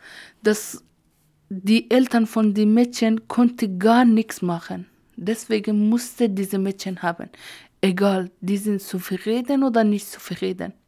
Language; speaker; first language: German; non-native, learner; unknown